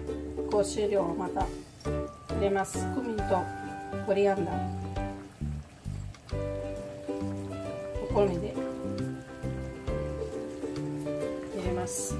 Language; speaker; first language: Japanese; non-native, fluent; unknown